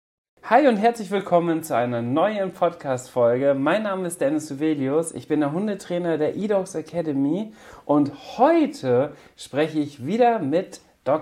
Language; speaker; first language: German; native; German